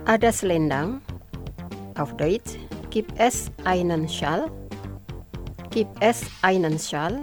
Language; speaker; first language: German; non-native, fluent; Indonesian